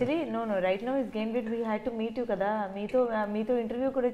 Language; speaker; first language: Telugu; non-native, learner; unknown